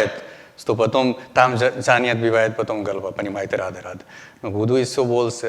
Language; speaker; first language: Russian; non-native, learner; Hindi